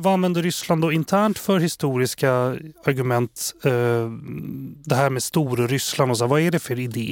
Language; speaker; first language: Swedish; native; Swedish